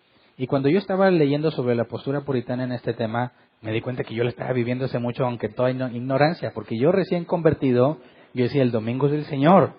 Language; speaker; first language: Spanish; native; Spanish